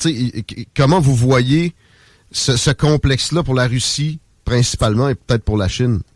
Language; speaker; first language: French; native; French